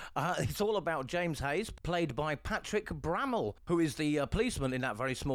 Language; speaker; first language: English; native; English